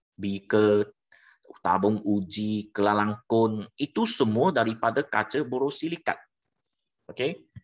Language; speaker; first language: Malay; non-native, local second language; Chinese